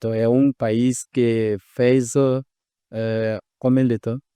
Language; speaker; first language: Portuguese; non-native, fluent; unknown